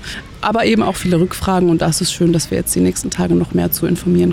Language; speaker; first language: German; native; German